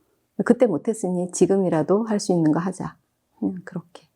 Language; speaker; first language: Korean; native; Korean